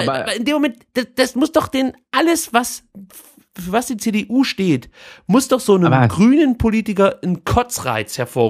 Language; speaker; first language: German; native; German